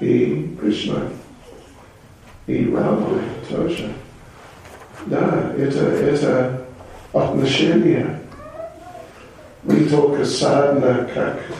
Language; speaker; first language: Russian; non-native, learner; English